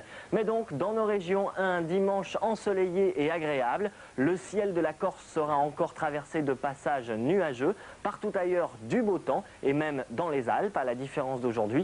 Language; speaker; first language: French; native; French